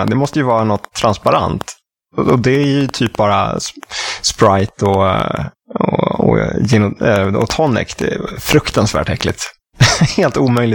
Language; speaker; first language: Swedish; native; Swedish